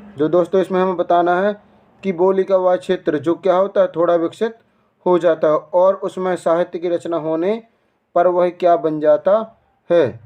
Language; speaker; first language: Hindi; native; Hindi